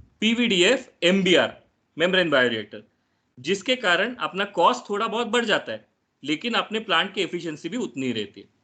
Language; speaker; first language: Hindi; non-native, local second language; Marathi